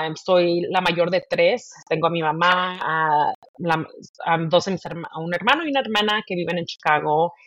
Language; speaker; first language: Spanish; early bilingual, heritage; Spanish